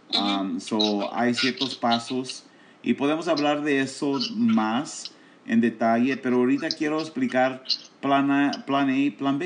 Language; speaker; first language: Spanish; early bilingual, heritage; Spanish